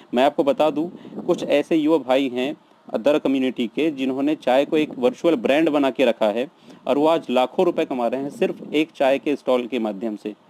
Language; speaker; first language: Hindi; native; Hindi